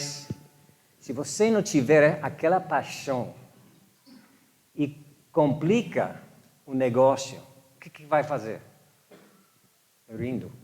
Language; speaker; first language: Portuguese; non-native, fluent; English